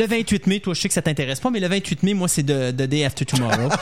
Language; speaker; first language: French; native; French